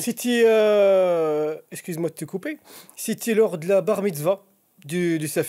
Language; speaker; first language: French; native; French